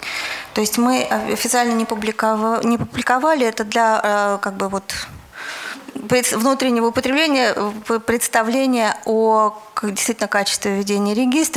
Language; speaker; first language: Russian; native; Russian